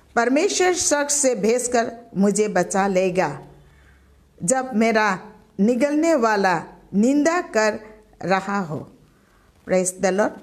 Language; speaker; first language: Hindi; non-native, local second language; Assamese